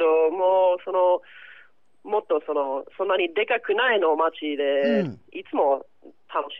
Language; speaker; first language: Japanese; non-native, fluent; English